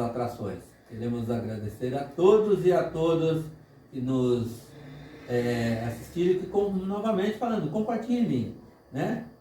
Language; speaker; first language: Portuguese; native; Portuguese